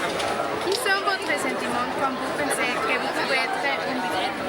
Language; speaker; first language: French; non-native, learner; Spanish